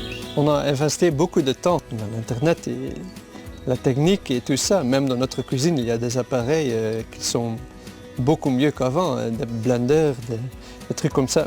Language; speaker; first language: French; non-native, local second language; Dutch